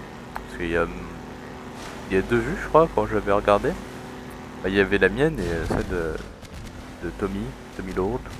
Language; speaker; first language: French; native; French